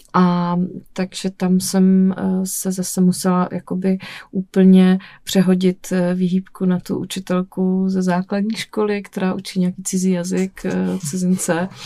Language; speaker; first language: Czech; native; Czech